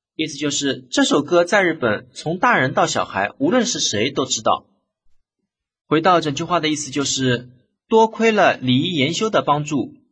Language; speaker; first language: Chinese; native; Chinese